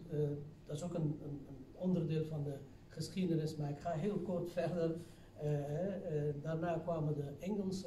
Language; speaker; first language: Dutch; non-native, fluent; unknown